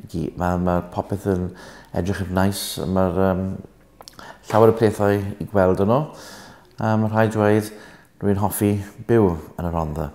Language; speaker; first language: Welsh; non-native, local second language; English